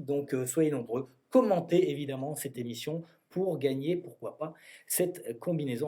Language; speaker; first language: French; native; French